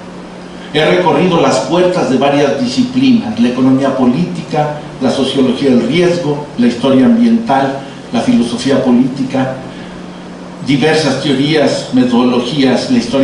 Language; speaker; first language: Spanish; native; Spanish